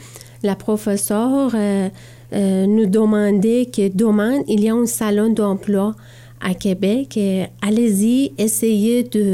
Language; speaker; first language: French; non-native, learner; Persian